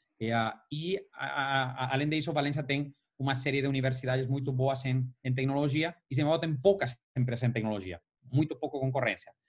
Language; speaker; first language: Portuguese; non-native, fluent; Spanish